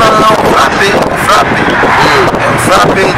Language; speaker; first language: French; non-native, learner; Rundi